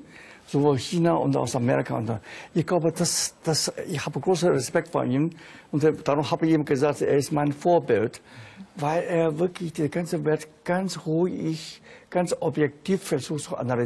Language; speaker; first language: German; non-native, fluent; Chinese